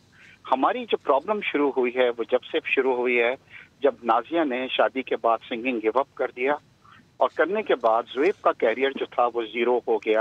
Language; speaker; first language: Urdu; native; Urdu